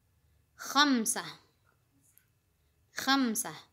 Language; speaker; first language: Arabic; non-native, fluent; Indonesian